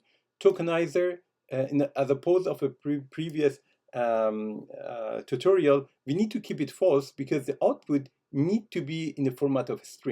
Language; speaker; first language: English; non-native, fluent; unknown